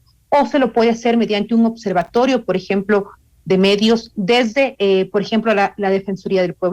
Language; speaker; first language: Spanish; native; Spanish